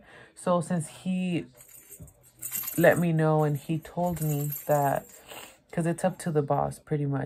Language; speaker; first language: English; early bilingual, other home language; Spanish